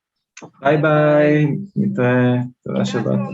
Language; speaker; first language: Hebrew; native; Hebrew